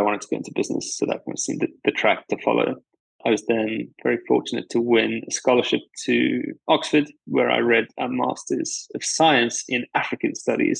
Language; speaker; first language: English; native; English